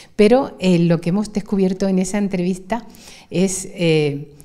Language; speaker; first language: Spanish; native; Spanish